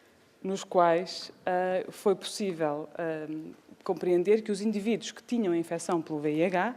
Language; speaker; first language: Portuguese; native; Portuguese